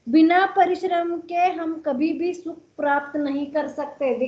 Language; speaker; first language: Hindi; non-native, local second language; Kannada